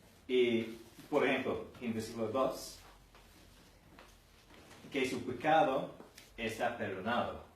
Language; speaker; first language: Spanish; non-native, fluent; English